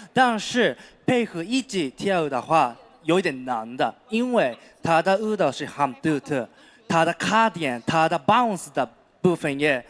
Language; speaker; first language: Chinese; non-native, learner; Japanese